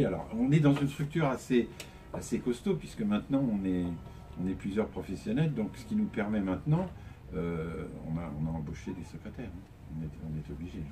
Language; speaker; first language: French; native; French